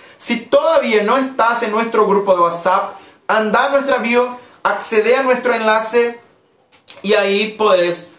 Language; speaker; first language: Spanish; non-native, fluent; Portuguese